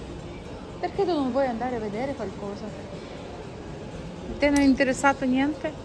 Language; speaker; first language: Italian; non-native, learner; Russian